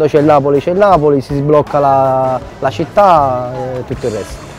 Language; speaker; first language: Italian; native; Italian